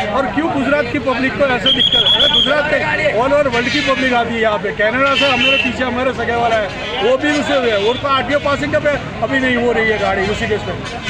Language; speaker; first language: Hindi; non-native, local second language; Gujarati